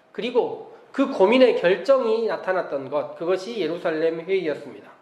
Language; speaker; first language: Korean; native; Korean